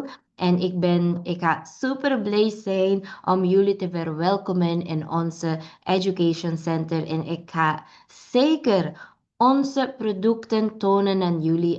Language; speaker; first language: Dutch; non-native, learner; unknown